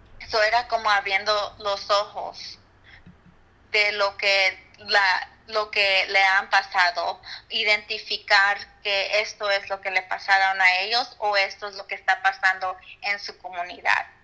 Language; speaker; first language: Spanish; early bilingual, heritage; Spanish